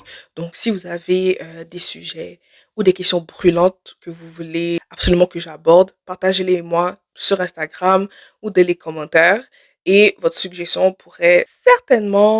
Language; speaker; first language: French; native; French